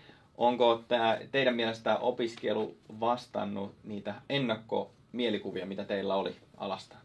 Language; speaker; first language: Finnish; native; Finnish